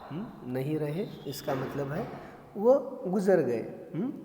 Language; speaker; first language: Hindi; non-native, local second language; Marathi